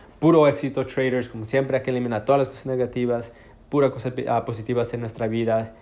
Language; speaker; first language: Spanish; early bilingual, heritage; Spanish